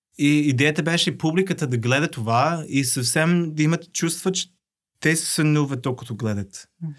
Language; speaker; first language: Bulgarian; non-native, fluent; English